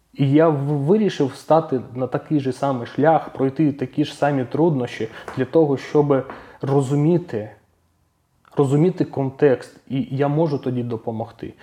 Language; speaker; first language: Ukrainian; non-native, local second language; Russian